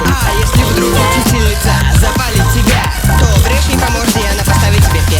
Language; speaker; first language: Russian; native; Russian